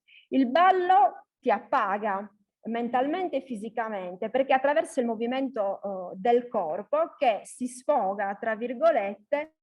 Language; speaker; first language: Italian; native; Italian